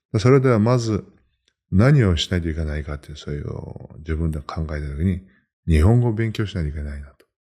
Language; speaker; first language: Japanese; non-native, fluent; Mongolian